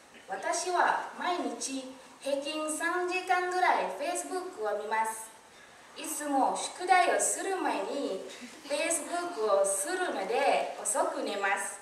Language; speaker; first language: Japanese; non-native, learner; English